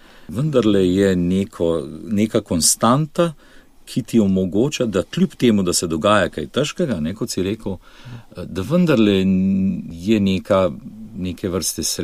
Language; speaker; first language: Slovenian; native; Slovenian